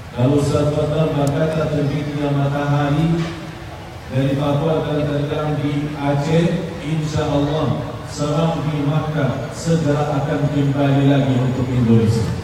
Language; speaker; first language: Indonesian; non-native, fluent; Arabic